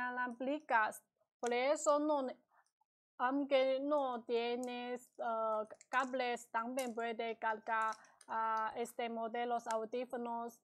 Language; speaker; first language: Spanish; non-native, learner; Chinese